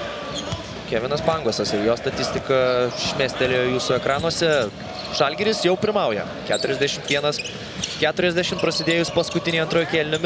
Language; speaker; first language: Lithuanian; native; Lithuanian